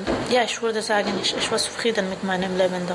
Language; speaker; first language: German; non-native, learner; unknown